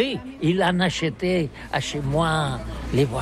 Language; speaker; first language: French; non-native, learner; Catalan